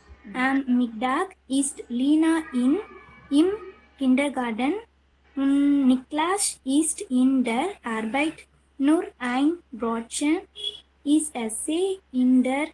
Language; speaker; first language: German; non-native, learner; Tamil